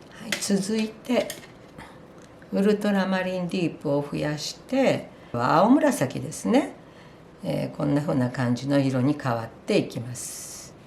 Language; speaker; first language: Japanese; native; Japanese